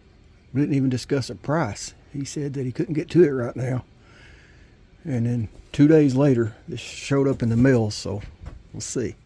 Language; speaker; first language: English; native; English